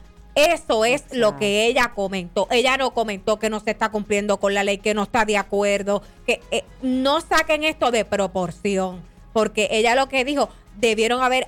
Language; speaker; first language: Spanish; native; Spanish